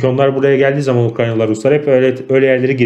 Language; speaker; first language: Turkish; native; Turkish